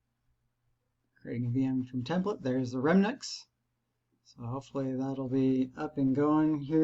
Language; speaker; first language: English; native; English